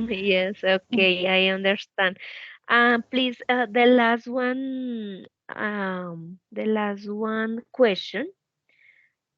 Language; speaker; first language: English; non-native, learner; Spanish